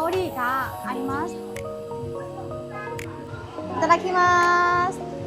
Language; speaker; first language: Japanese; non-native, learner; Burmese